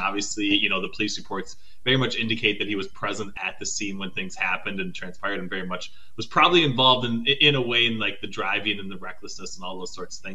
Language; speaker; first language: English; native; English